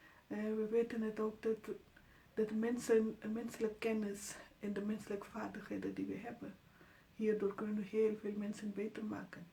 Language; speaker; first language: Dutch; non-native, fluent; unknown